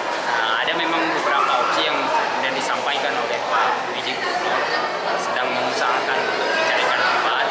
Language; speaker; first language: Indonesian; native; Indonesian